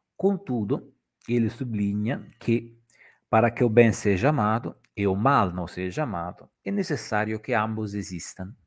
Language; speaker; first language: Portuguese; non-native, fluent; Italian